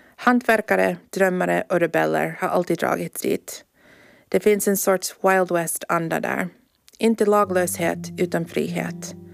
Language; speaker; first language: Swedish; early bilingual, heritage; English